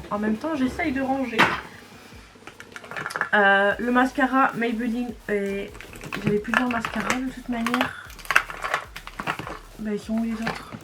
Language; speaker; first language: French; native; French